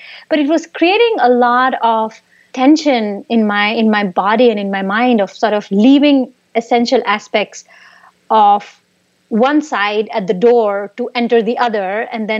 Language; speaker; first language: English; non-native, local second language; Hindi